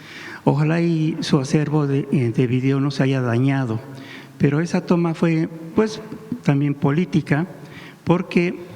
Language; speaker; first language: Spanish; native; Spanish